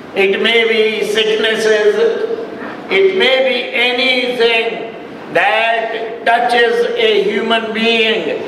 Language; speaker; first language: English; non-native, local second language; Urdu